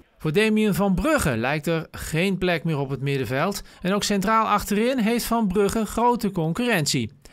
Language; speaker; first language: Dutch; native; Dutch